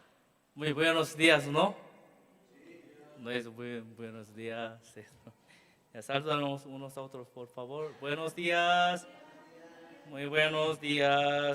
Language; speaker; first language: Spanish; non-native, learner; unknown